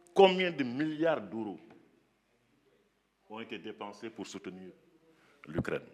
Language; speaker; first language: French; non-native, local second language; Wolof